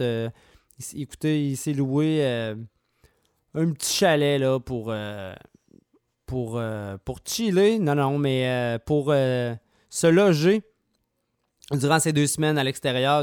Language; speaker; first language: French; native; French